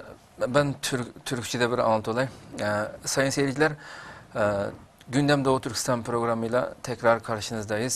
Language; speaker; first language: Turkish; non-native, fluent; Uyghur